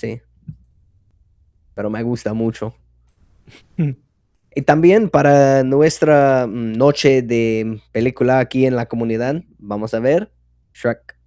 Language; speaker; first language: Spanish; non-native, fluent; English